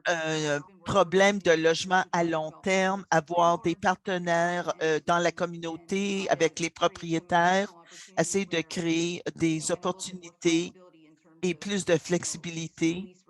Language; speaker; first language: French; non-native, local second language; English